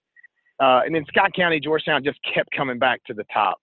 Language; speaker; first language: English; native; English